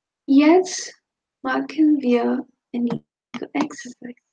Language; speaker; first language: German; non-native, fluent; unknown